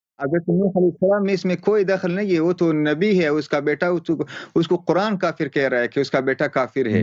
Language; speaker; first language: Urdu; non-native, fluent; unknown